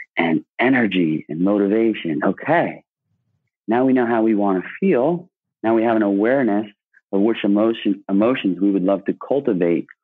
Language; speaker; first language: English; native; English